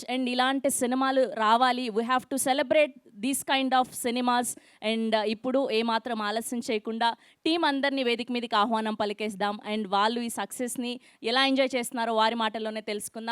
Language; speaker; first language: Telugu; native; Telugu